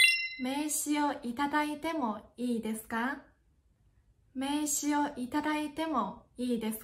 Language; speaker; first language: Japanese; non-native, fluent; Chinese